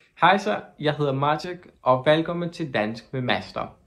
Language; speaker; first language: Danish; non-native, fluent; Polish